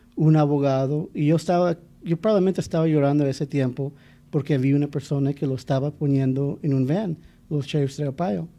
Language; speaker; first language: Spanish; non-native, fluent; English